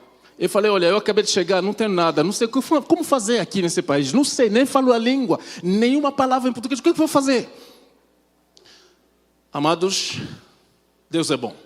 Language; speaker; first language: Portuguese; non-native, fluent; French